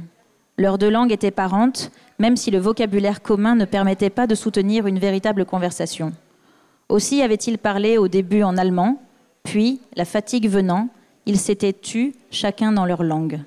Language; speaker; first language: French; native; French